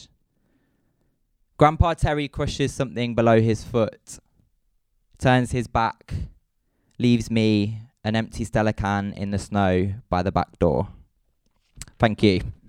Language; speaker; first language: English; native; English